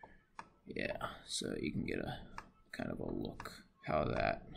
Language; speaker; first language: English; native; English